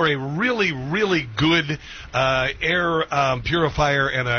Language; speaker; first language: English; native; English